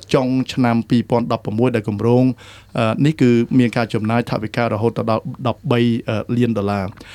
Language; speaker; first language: Khmer; native; Khmer